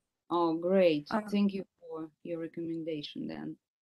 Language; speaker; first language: English; non-native, fluent; Russian